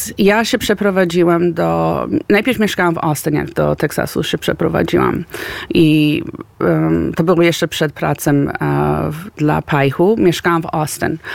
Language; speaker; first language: Polish; early bilingual, heritage; Polish